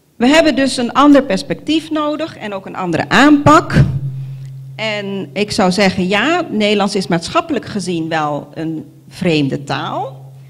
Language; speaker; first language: Dutch; non-native, local second language; Papiamento